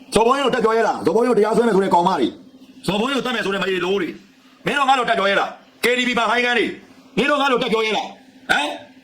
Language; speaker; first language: Burmese; native; Burmese